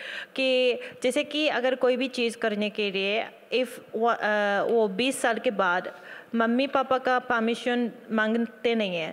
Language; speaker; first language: Hindi; non-native, learner; Japanese